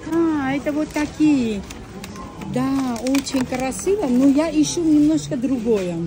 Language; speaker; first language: Russian; non-native, local second language; Armenian